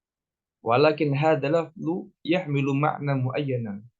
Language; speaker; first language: Arabic; non-native, learner; Indonesian